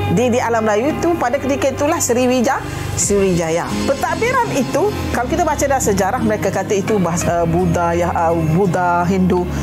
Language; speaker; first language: Malay; native; Malay